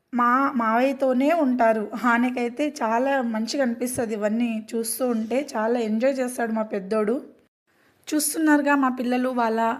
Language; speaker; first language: Telugu; native; Telugu